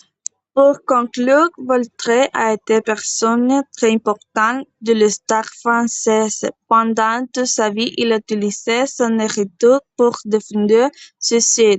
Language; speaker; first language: French; non-native, learner; Spanish